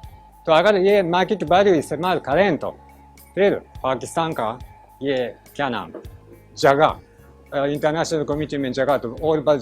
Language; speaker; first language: Hindi; non-native, learner; Japanese